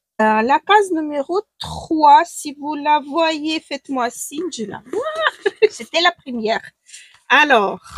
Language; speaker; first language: French; non-native, fluent; Ukrainian